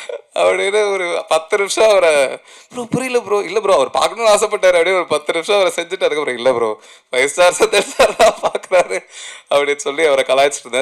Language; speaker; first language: Tamil; native; Tamil